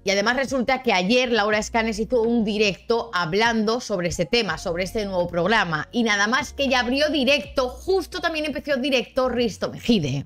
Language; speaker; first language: Spanish; native; Spanish